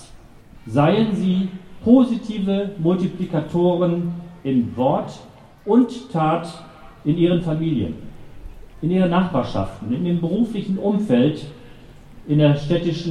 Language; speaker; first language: German; native; German